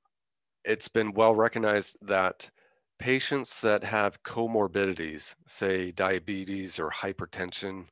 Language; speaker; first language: English; native; English